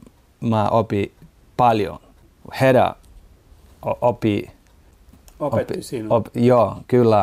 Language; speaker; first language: Finnish; non-native, learner; Portuguese